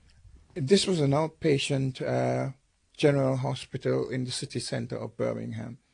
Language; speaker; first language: English; native; English